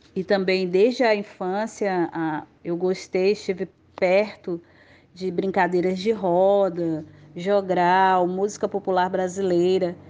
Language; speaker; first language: Portuguese; native; Portuguese